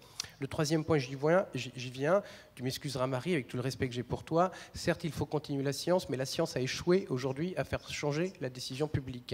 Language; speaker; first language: French; native; French